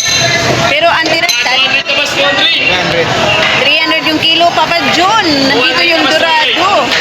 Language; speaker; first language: Filipino; non-native, local second language; Waray